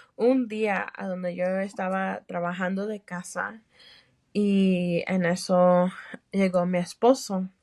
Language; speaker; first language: Spanish; early bilingual, heritage; Spanish